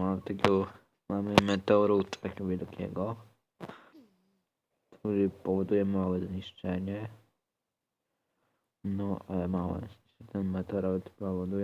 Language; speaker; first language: Polish; native; Polish